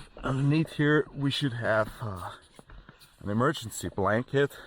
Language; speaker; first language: English; non-native, fluent; German